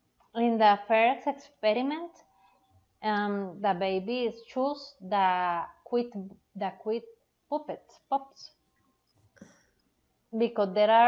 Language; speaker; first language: English; non-native, learner; Spanish